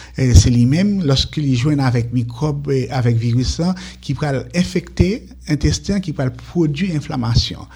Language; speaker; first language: French; non-native, local second language; Haitian Creole